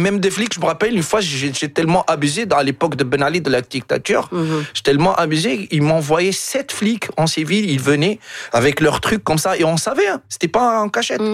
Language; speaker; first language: French; non-native, local second language; Arabic